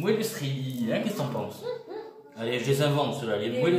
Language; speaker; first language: French; native; French